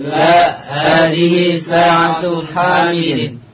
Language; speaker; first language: Arabic; non-native, learner; Indonesian